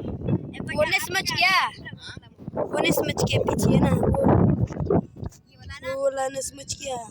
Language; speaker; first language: Hindi; non-native, local second language; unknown